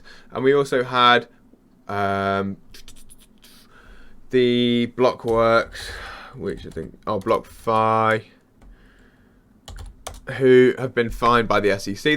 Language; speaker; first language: English; native; English